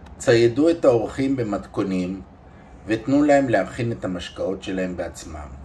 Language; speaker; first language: Hebrew; native; Hebrew